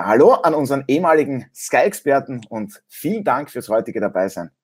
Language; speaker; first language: German; native; German